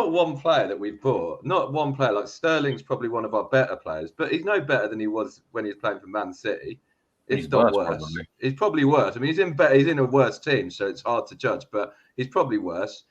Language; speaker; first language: English; native; English